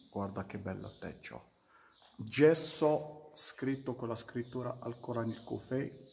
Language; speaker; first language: Italian; non-native, learner; Arabic